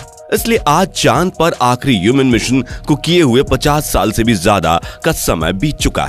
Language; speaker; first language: Hindi; native; Hindi